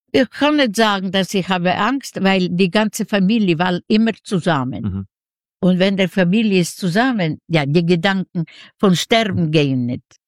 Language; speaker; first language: German; non-native, fluent; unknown